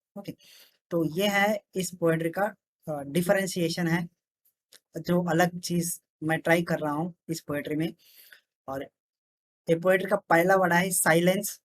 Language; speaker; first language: Hindi; non-native, local second language; Telugu